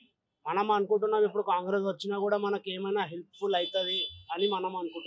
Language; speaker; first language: Telugu; native; Telugu